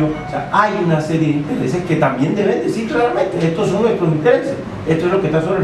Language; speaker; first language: Spanish; native; Spanish